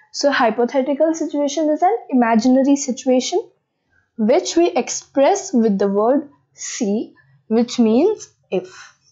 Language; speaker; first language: English; non-native, local second language; Hindi